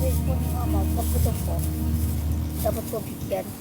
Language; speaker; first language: Filipino; native; Filipino